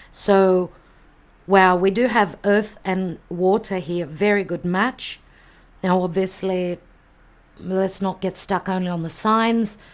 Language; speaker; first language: English; native; English